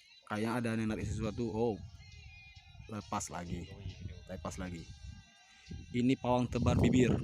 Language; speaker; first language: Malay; non-native, local second language; Achinese